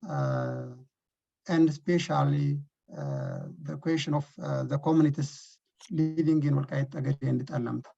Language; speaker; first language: English; non-native, local second language; Amharic